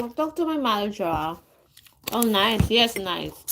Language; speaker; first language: English; non-native, local second language; Bikol